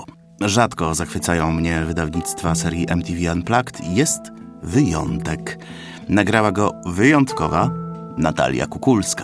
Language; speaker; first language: Polish; native; Polish